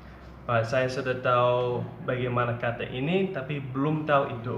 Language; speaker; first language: Indonesian; non-native, fluent; English